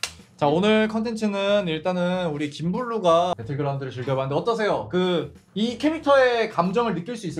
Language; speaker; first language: Korean; native; Korean